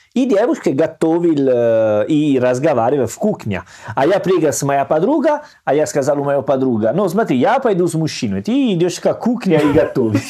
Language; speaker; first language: Russian; non-native, fluent; Italian